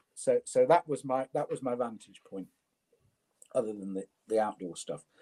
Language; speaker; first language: English; native; English